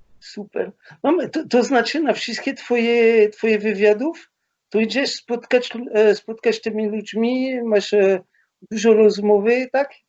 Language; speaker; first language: Polish; non-native, learner; French